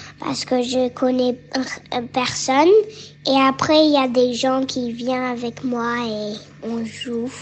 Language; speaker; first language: French; early bilingual, heritage; French